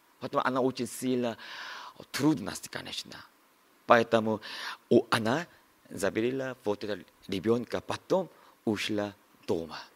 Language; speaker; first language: Russian; non-native, learner; Korean